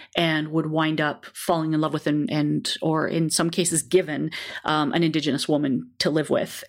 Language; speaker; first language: English; native; English